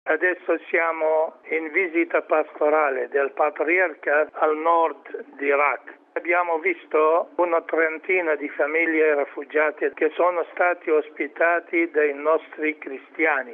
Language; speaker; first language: Italian; non-native, fluent; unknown